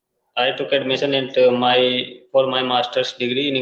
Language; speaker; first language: English; non-native, fluent; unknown